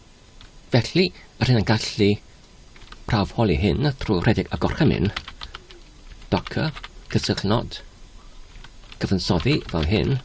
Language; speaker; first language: Welsh; non-native, learner; English